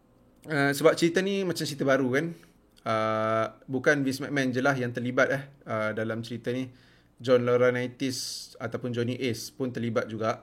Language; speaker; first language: Malay; native; Malay